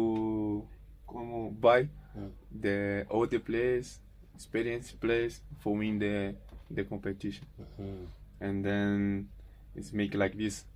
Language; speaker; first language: English; non-native, learner; Portuguese